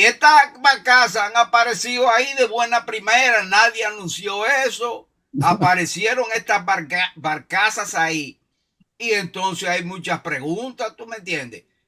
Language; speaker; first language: Spanish; native; Spanish